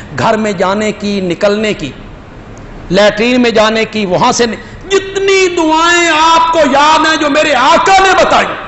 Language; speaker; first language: Urdu; non-native, local second language; Punjabi